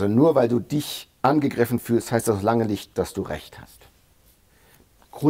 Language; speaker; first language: German; native; German